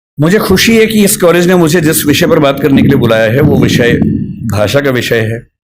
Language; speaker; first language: Hindi; native; Hindi